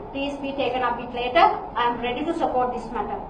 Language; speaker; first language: English; non-native, local second language; Sinhala